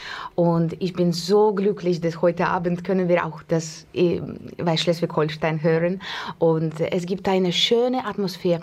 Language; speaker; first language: German; non-native, learner; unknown